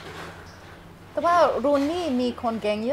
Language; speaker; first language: Thai; non-native, fluent; English